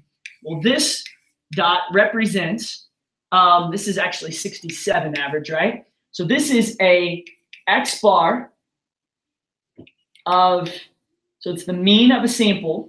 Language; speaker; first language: English; native; English